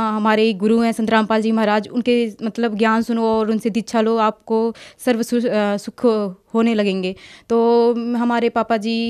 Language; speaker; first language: Hindi; native; Hindi